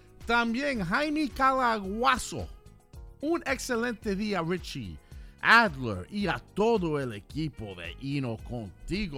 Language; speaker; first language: Spanish; early bilingual, heritage; Spanish